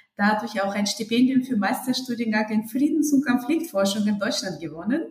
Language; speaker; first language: German; non-native, fluent; Russian